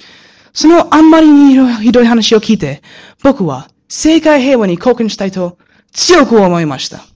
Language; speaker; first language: Japanese; non-native, learner; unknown